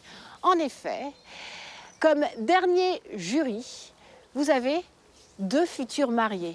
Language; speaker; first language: French; native; French